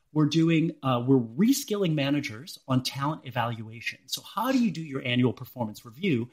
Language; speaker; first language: English; native; English